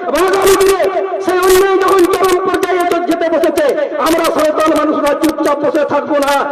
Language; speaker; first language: Bangla; non-native, local second language; Santali